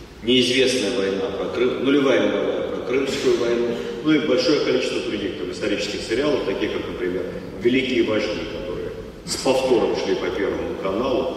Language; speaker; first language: Russian; native; Russian